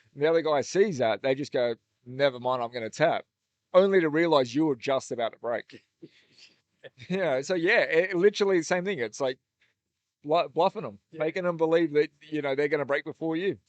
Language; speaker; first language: English; native; English